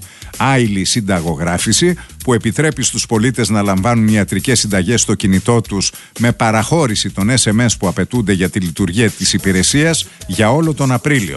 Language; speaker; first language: Greek; native; Greek